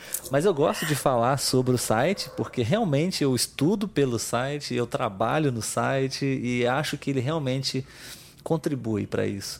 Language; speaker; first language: Portuguese; native; Portuguese